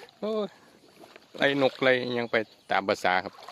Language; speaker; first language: Thai; non-native, local second language; Northeastern Thai